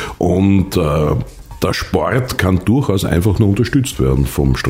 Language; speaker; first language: German; native; German